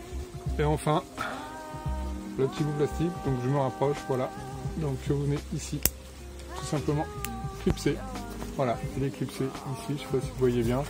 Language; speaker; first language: French; native; French